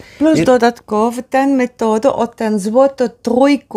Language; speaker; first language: Polish; non-native, learner; Dutch